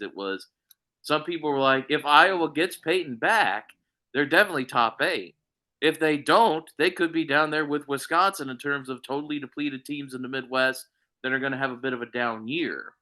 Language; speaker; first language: English; native; English